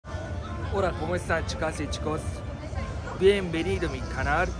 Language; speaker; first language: Spanish; non-native, learner; Japanese